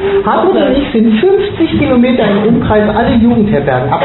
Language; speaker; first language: German; native; German